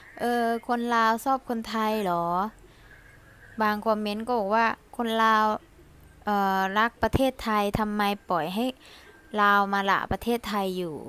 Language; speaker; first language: Thai; early bilingual, other home language; Lao